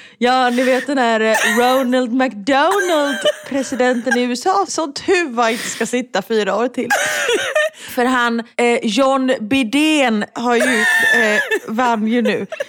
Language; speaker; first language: Swedish; native; Swedish